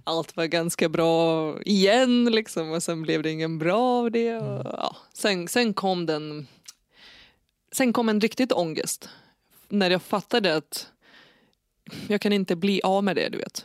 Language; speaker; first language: Swedish; non-native, fluent; Lithuanian